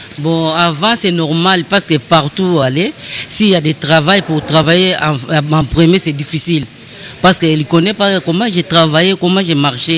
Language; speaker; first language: French; non-native, learner; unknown